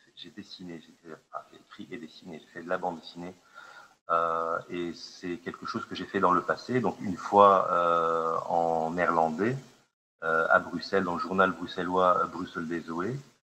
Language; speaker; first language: French; non-native, local second language; Arabic